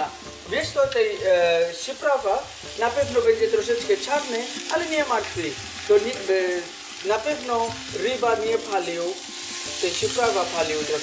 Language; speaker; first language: Polish; non-native, learner; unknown